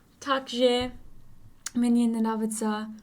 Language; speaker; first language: Russian; non-native, learner; English